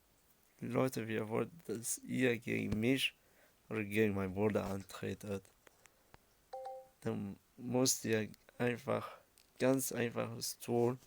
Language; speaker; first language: German; early bilingual, other home language; Arabic